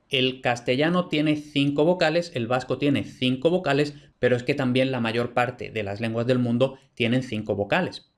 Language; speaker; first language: Spanish; native; Spanish